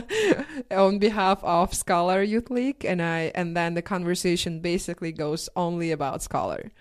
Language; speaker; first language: English; non-native, fluent; Russian